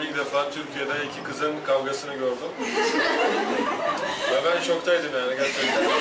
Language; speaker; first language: Turkish; non-native, fluent; Slovak